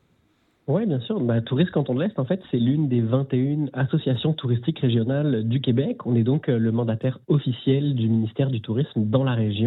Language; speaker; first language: French; native; French